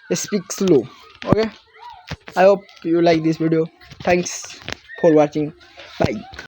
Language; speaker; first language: English; non-native, learner; Nepali